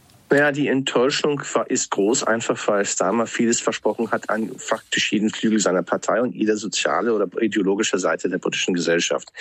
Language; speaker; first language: German; non-native, fluent; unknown